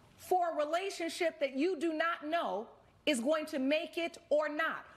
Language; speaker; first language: English; native; English